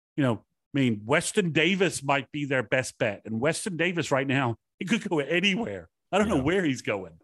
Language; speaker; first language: English; native; English